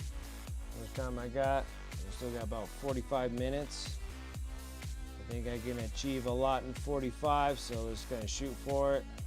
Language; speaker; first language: English; native; English